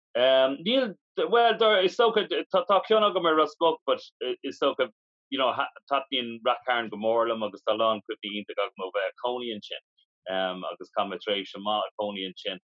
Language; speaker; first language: Irish; non-native, local second language; English